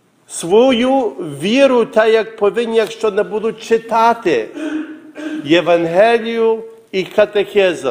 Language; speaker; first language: Ukrainian; early bilingual, heritage; Ukrainian